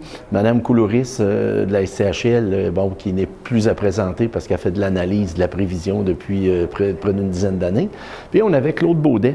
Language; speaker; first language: French; native; French